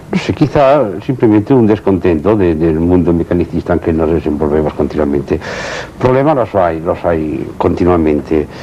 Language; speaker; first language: Spanish; native; Spanish